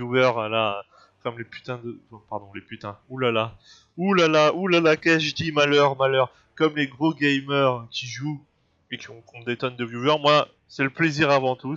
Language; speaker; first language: French; native; French